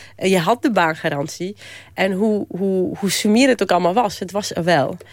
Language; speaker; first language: Dutch; early bilingual, other home language; Polish